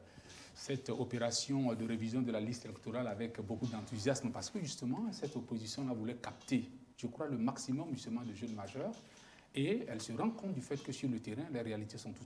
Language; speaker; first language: French; native; French